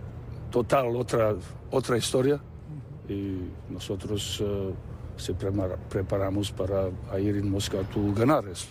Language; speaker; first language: Spanish; non-native, fluent; Serbian